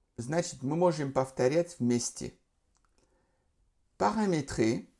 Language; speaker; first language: Russian; non-native, fluent; French